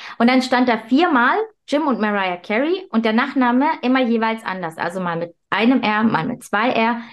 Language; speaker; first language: German; early bilingual, other home language; Turkish